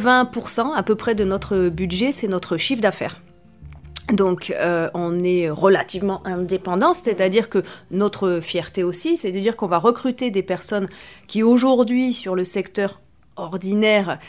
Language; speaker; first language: French; native; French